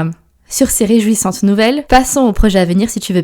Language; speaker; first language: French; native; French